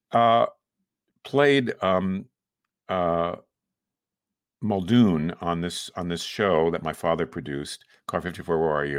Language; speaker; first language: English; native; English